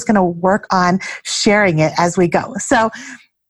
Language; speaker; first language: English; early bilingual, other home language; Chinese